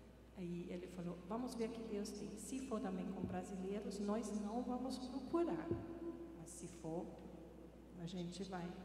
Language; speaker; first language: Portuguese; non-native, fluent; German